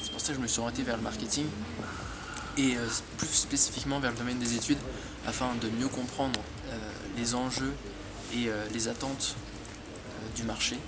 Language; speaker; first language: French; native; French